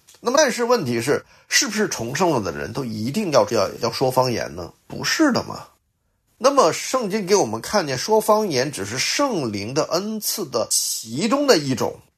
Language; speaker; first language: Chinese; native; Chinese